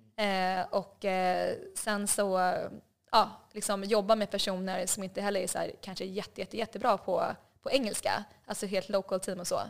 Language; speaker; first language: Swedish; native; Swedish